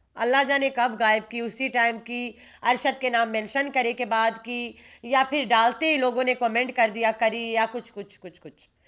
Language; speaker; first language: Urdu; non-native, local second language; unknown